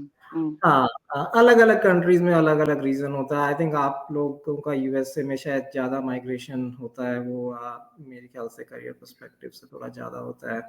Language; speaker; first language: Hindi; native; Hindi